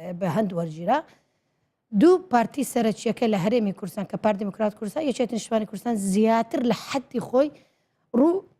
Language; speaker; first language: Central Kurdish; non-native, local second language; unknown